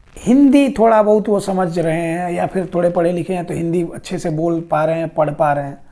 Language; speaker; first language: Hindi; non-native, local second language; Bhojpuri